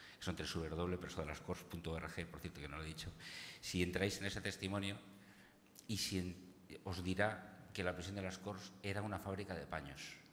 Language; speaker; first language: Spanish; native; Spanish